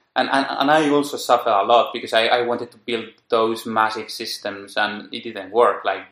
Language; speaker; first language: English; non-native, fluent; Spanish